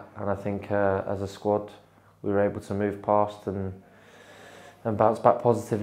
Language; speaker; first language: English; native; English